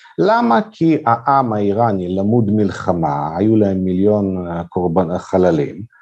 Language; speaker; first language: Hebrew; non-native, fluent; Russian